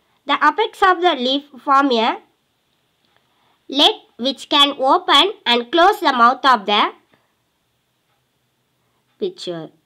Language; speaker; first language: English; non-native, local second language; Tamil